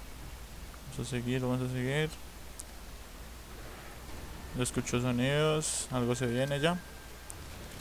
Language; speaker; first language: Spanish; native; Spanish